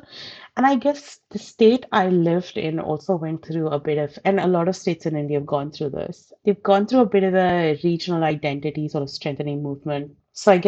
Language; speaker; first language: English; non-native, local second language; Telugu